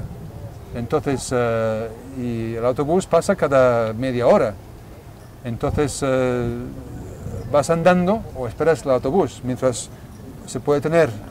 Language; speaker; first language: Spanish; non-native, fluent; English